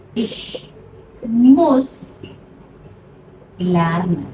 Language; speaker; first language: German; non-native, fluent; Hindi